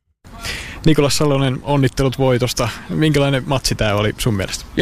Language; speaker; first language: Finnish; native; Finnish